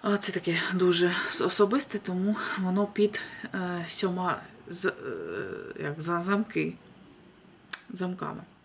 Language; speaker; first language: Ukrainian; non-native, local second language; Russian